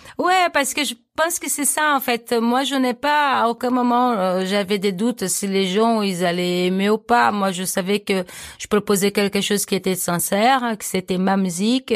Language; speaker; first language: French; non-native, fluent; Portuguese